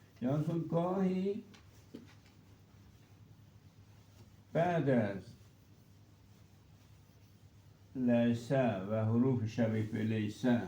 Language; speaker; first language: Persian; non-native, local second language; Azerbaijani